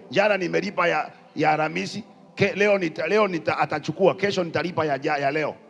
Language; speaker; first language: Swahili; non-native, local second language; Kikuyu